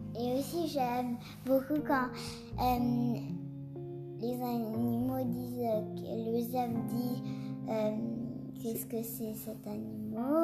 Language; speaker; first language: French; early bilingual, heritage; French